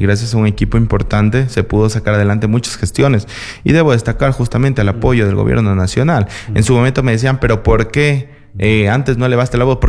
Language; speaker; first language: Spanish; native; Spanish